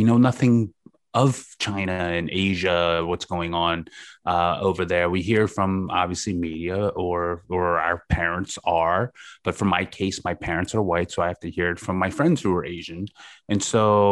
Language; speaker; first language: English; native; English